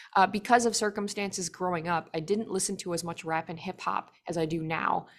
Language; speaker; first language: English; native; English